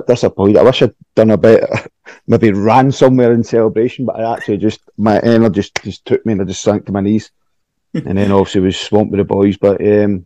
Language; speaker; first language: English; native; English